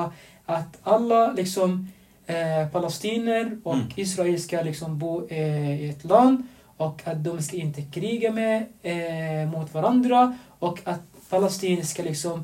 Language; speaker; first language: Swedish; non-native, fluent; Arabic